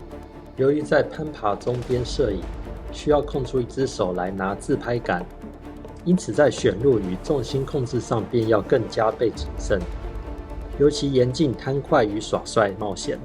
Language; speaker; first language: Chinese; native; Chinese